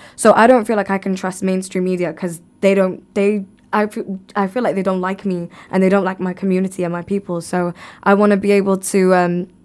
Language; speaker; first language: English; native; English